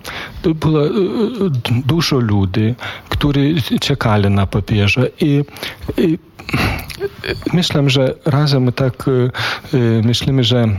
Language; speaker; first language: Polish; non-native, fluent; Lithuanian